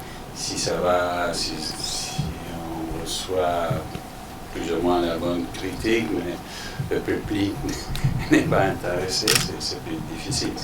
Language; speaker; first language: French; non-native, fluent; Danish